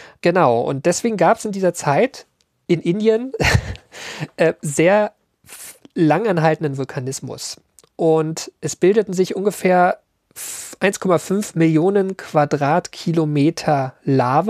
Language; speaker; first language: German; native; German